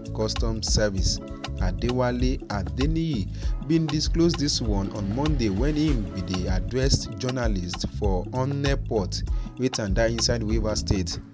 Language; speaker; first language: Nigerian Pidgin; non-native, local second language; Yoruba